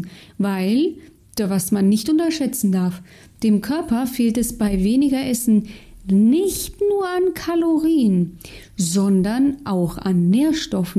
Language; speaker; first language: German; native; German